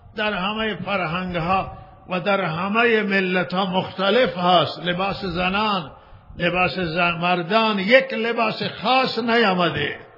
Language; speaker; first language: Persian; non-native, local second language; Baluchi